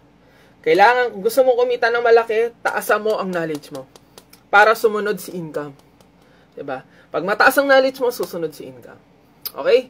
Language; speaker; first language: Filipino; native; Filipino